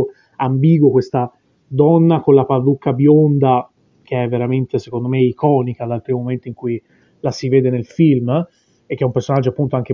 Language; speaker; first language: Italian; native; Italian